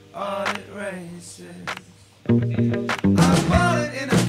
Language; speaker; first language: French; native; French